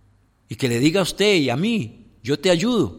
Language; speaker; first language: Spanish; native; Spanish